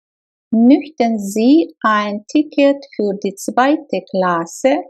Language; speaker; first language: German; non-native, fluent; Russian